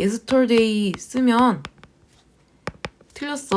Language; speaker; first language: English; non-native, fluent; Korean